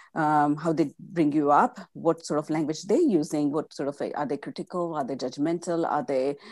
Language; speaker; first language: English; non-native, local second language; Gujarati